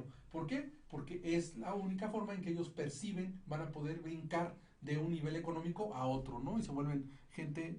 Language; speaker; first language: Spanish; native; Spanish